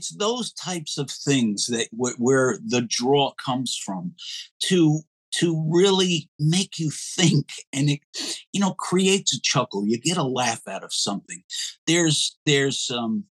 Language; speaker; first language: English; native; English